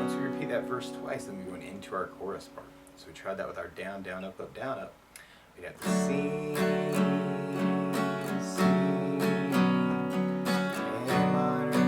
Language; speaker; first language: English; native; English